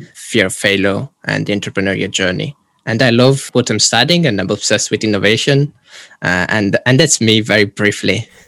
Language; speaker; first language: English; non-native, fluent; Italian